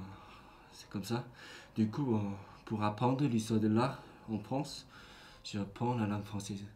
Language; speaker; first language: French; non-native, learner; Korean